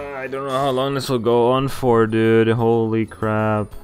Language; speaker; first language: English; non-native, fluent; Dutch